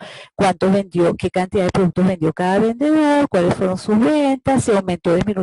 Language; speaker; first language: Spanish; native; Spanish